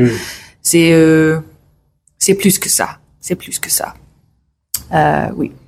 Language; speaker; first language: French; non-native, learner; English